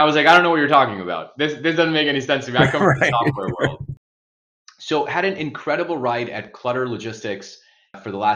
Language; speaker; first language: English; non-native, local second language; Urdu